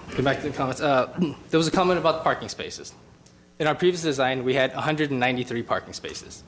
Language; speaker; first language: English; native; English